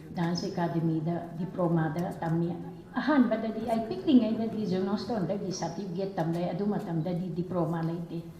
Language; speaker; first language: Manipuri; non-native, local second language; Rongmei Naga